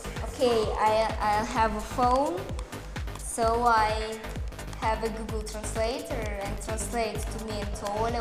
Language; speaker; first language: English; non-native, learner; Russian